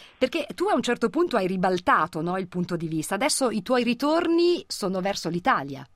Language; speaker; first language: Italian; native; Italian